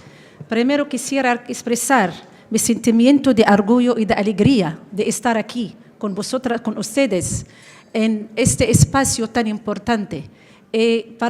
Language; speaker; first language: Spanish; non-native, fluent; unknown